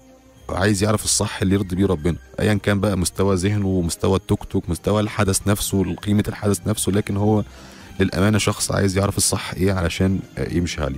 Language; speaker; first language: Arabic; native; Arabic